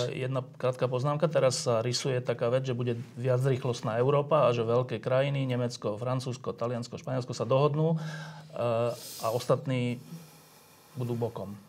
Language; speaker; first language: Slovak; native; Slovak